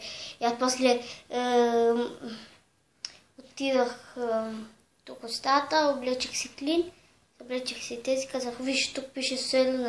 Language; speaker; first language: Bulgarian; early bilingual, heritage; Bulgarian